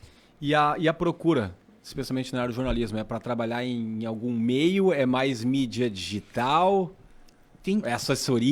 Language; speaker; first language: Portuguese; native; Portuguese